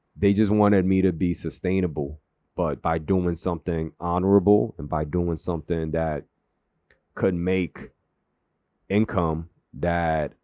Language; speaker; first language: English; early bilingual, other home language; Korean